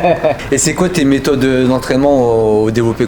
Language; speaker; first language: French; native; French